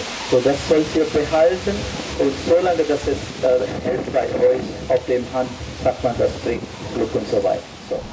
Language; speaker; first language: German; non-native, fluent; Sinhala